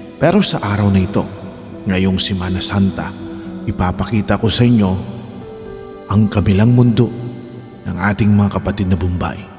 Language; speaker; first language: Filipino; native; Filipino